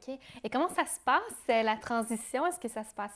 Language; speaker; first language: French; native; French